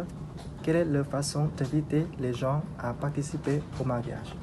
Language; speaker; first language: French; non-native, learner; Vietnamese